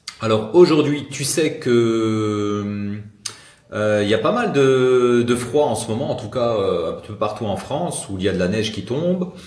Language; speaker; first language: French; native; French